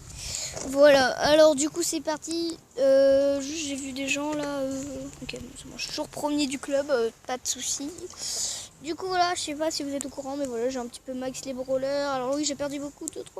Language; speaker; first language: French; native; French